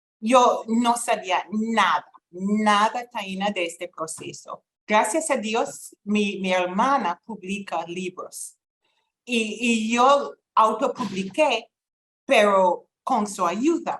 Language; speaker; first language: Spanish; non-native, fluent; English